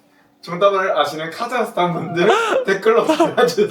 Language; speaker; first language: Korean; native; Korean